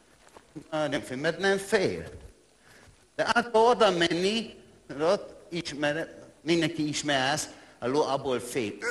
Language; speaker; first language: Hungarian; non-native, learner; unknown